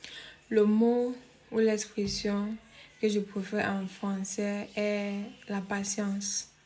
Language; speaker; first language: French; non-native, fluent; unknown